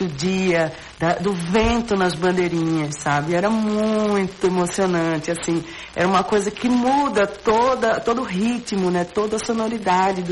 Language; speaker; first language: Portuguese; native; Portuguese